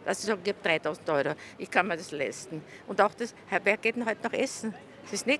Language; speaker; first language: German; native; German